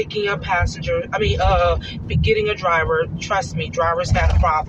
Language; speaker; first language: English; native; English